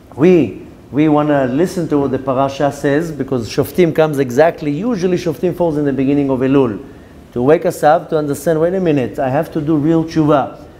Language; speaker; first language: English; non-native, fluent; Hebrew